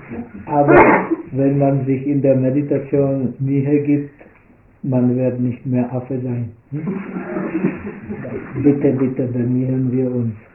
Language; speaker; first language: German; non-native, fluent; Czech